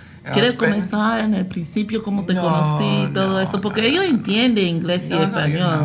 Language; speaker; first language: Spanish; early bilingual, heritage; Spanish